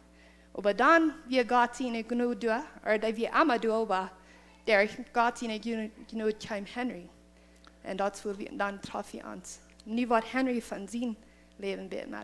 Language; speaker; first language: German; non-native, learner; Plautdietsch